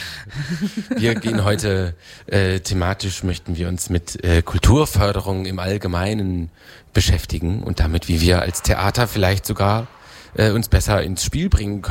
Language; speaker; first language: German; native; German